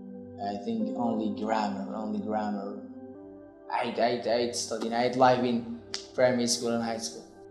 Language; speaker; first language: English; non-native, learner; Central Kurdish